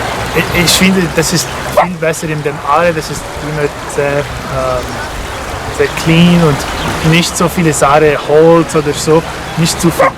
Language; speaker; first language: German; non-native, learner; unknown